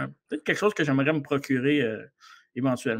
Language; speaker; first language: French; native; French